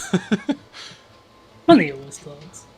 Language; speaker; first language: English; native; English